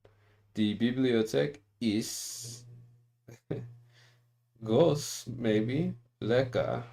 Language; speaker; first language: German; non-native, learner; English